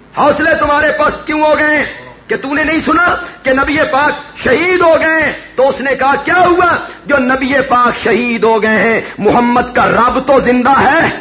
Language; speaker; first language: Urdu; non-native, local second language; Punjabi